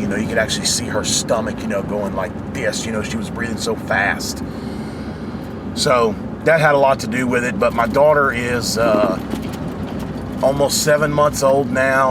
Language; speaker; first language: English; native; English